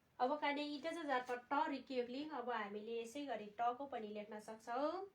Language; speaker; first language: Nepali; non-native, local second language; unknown